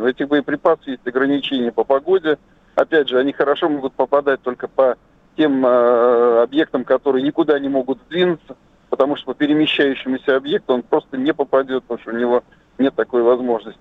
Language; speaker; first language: Russian; native; Russian